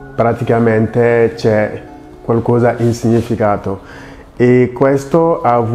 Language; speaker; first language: Italian; non-native, fluent; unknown